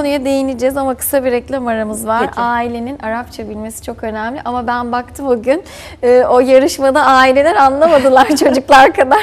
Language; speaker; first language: Turkish; native; Turkish